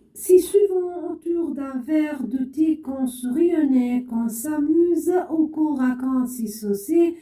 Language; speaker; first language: French; non-native, local second language; Arabic